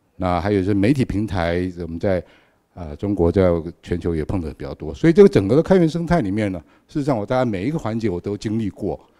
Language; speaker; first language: Chinese; native; Chinese